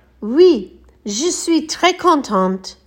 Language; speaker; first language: French; non-native, learner; English